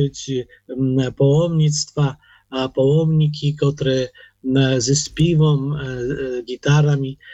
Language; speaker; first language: Polish; non-native, learner; Ukrainian